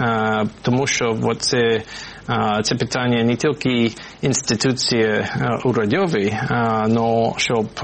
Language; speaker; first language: Ukrainian; non-native, fluent; English